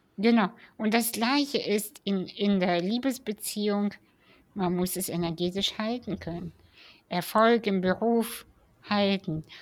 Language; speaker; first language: German; early bilingual, other home language; Russian